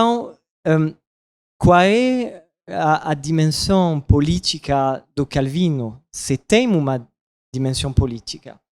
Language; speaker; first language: Portuguese; non-native, learner; French